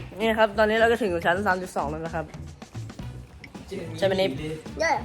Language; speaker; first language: Thai; native; Thai